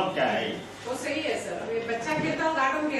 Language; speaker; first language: Hindi; non-native, local second language; Kannada